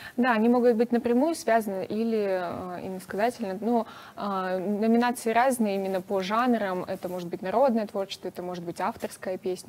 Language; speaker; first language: Russian; native; Russian